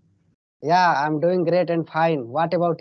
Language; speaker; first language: English; non-native, learner; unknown